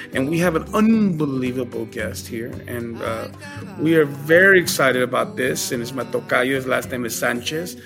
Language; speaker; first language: English; early bilingual, other home language; Spanish